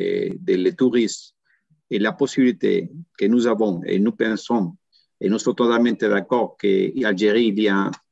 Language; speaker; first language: French; non-native, learner; Spanish